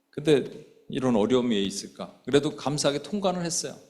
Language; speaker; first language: Korean; native; Korean